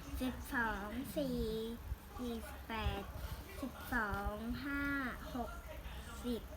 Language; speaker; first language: Thai; native; Thai